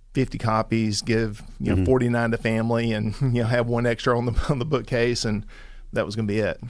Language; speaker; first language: English; native; English